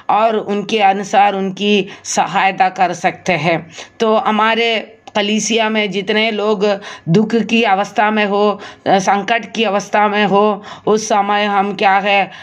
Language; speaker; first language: Hindi; non-native, local second language; Malayalam